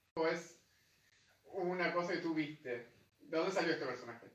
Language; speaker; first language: Spanish; native; Spanish